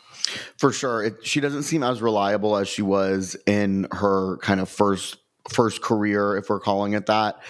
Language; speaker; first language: English; native; English